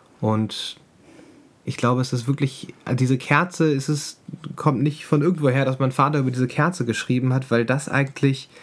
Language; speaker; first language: German; native; German